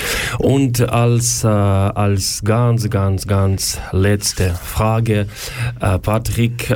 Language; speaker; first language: German; non-native, learner; Ukrainian